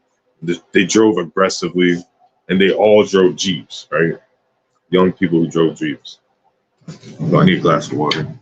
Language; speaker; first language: English; native; English